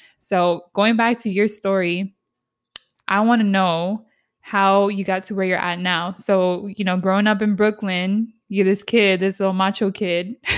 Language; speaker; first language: English; early bilingual, other home language; Spanish